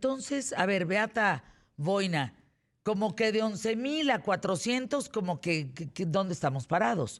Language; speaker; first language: Spanish; native; Spanish